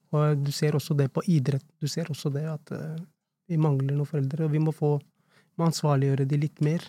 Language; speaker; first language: Norwegian; early bilingual, other home language; Urdu